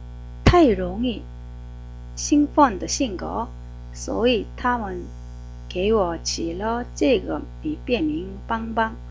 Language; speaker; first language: Chinese; non-native, fluent; Korean